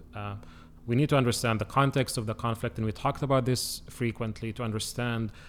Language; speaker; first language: English; non-native, fluent; Arabic